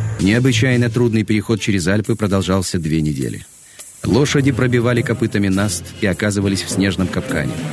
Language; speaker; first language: Russian; native; Russian